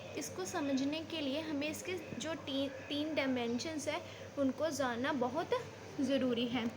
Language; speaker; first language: Hindi; native; Hindi